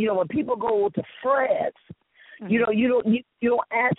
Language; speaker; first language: English; native; English